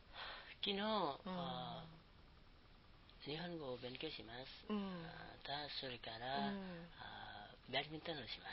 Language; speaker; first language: Japanese; non-native, learner; Nepali